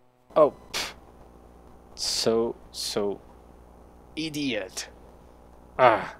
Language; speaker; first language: German; non-native, learner; Spanish